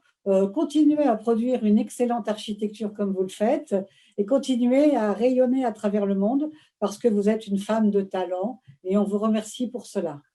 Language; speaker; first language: French; native; French